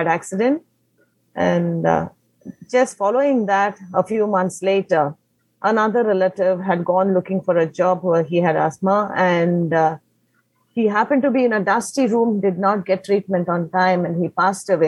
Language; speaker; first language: English; non-native, local second language; Konkani